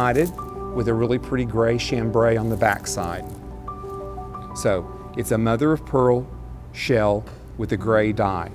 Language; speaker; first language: English; native; English